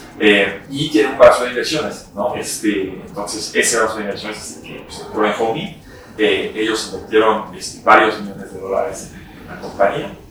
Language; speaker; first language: Spanish; non-native, fluent; French